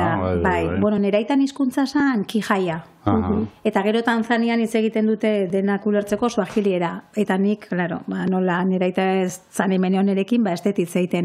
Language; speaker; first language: Basque; native; Basque